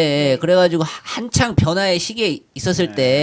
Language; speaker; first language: Korean; native; Korean